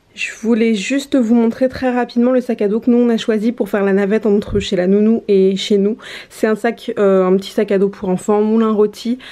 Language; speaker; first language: French; native; French